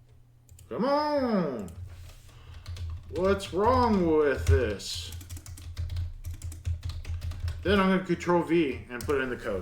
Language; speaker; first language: English; native; English